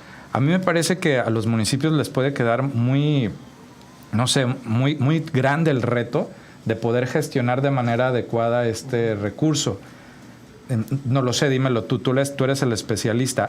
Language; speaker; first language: Spanish; native; Spanish